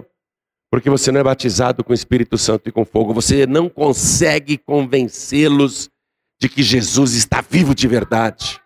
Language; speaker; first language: Portuguese; native; Portuguese